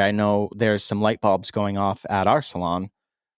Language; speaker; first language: English; native; English